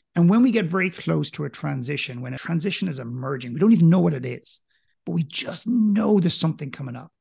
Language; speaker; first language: English; native; English